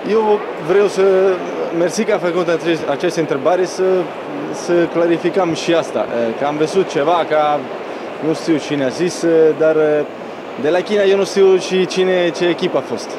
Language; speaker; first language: Romanian; non-native, fluent; Italian